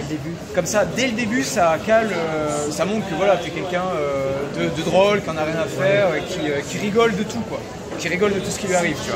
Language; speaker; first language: French; native; French